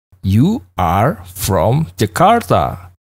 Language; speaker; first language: English; non-native, fluent; Indonesian